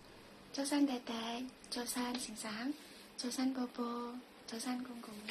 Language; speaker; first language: Cantonese; non-native, learner; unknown